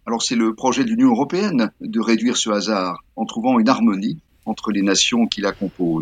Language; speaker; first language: French; native; French